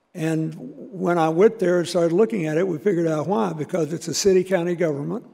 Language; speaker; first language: English; native; English